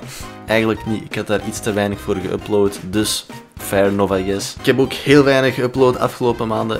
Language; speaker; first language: Dutch; native; Dutch